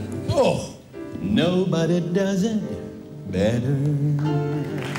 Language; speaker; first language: English; non-native, fluent; Portuguese